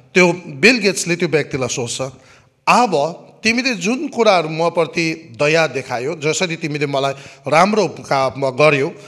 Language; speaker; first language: Nepali; native; Nepali